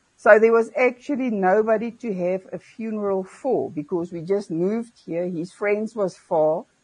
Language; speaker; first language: English; non-native, local second language; Afrikaans